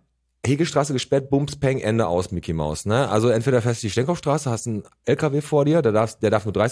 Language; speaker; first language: German; native; German